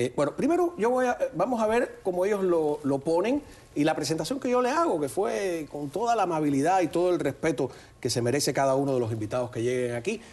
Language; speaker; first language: Spanish; native; Spanish